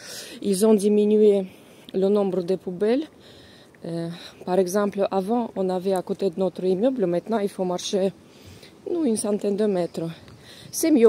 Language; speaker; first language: French; non-native, fluent; Russian